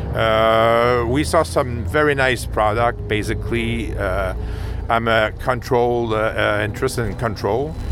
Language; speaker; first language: English; non-native, fluent; French